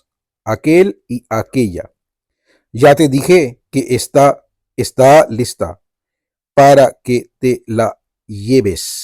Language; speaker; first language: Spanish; non-native, fluent; Urdu